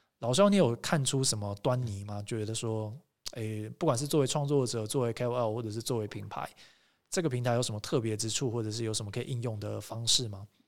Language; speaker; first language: Chinese; native; Chinese